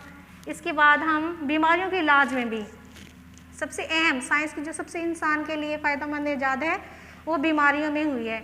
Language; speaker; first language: Hindi; non-native, local second language; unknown